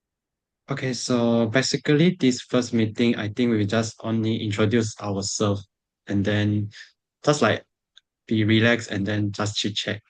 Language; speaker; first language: English; non-native, local second language; Chinese